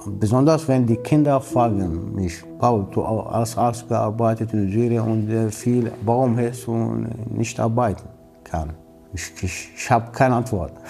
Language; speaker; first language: German; non-native, learner; Arabic